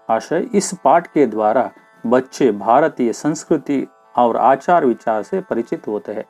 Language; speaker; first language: Hindi; non-native, local second language; Kannada